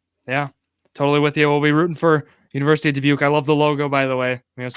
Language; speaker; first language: English; native; English